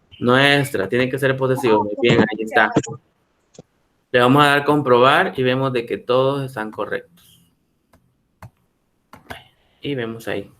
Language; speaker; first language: Spanish; native; Spanish